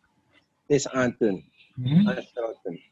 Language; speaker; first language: Arabic; non-native, learner; Indonesian